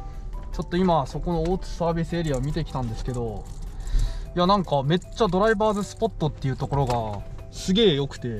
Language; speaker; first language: Japanese; native; Japanese